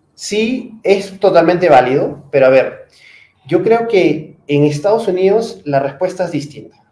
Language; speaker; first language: Spanish; native; Spanish